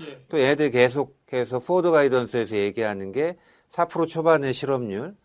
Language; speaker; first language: Korean; native; Korean